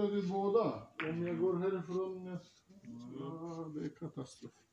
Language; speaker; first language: Swedish; non-native, fluent; Turkish